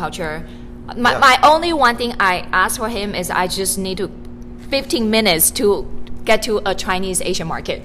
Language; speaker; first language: English; non-native, fluent; Chinese